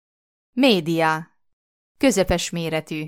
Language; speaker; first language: Italian; non-native, fluent; Hungarian